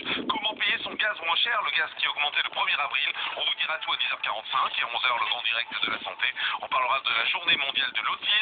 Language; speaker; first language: French; native; French